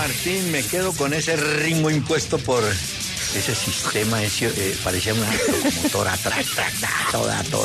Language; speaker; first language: Spanish; native; Spanish